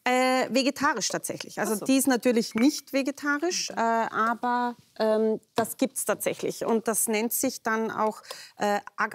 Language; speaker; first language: German; native; German